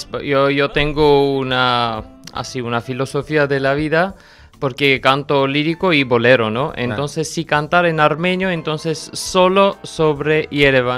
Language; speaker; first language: Spanish; non-native, learner; Armenian